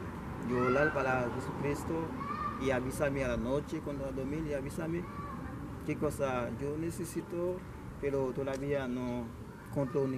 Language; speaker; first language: Spanish; non-native, learner; Haitian Creole